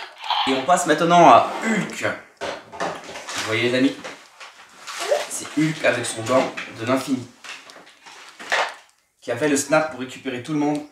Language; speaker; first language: French; native; French